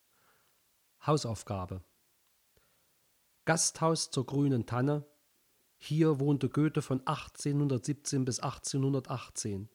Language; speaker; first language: German; native; German